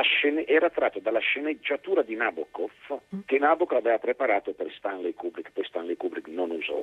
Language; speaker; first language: Italian; native; Italian